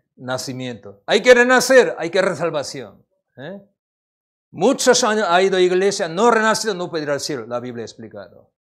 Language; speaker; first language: Spanish; non-native, learner; Korean